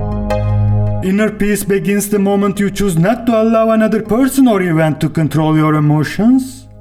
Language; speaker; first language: English; non-native, fluent; Turkish